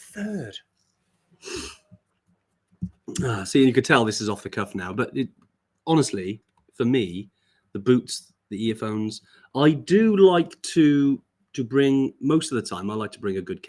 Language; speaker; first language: English; native; English